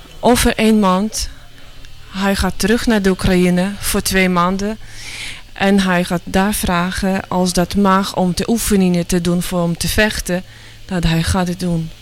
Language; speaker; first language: Dutch; non-native, learner; Ukrainian